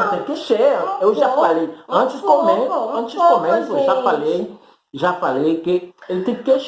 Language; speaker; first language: Portuguese; non-native, fluent; Haitian Creole